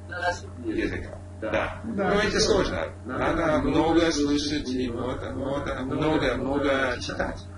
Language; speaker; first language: Russian; non-native, learner; English